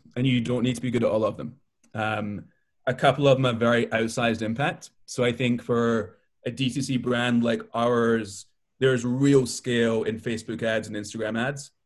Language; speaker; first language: English; native; English